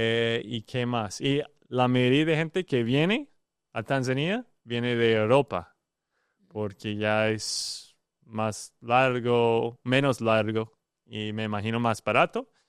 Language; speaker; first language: Spanish; non-native, learner; English